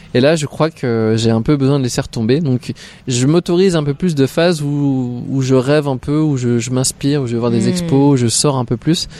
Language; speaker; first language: French; native; French